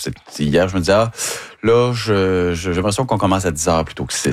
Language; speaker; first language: French; native; French